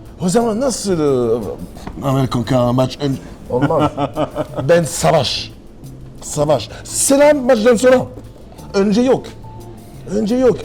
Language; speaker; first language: Turkish; non-native, learner; French